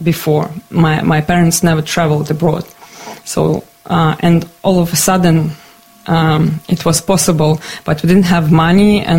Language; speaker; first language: English; non-native, fluent; Ukrainian